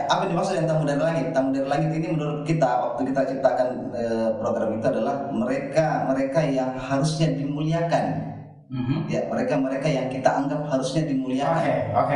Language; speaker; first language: Indonesian; native; Indonesian